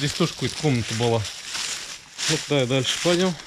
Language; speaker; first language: Russian; native; Russian